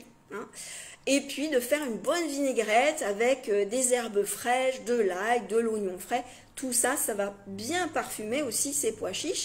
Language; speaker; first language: French; native; French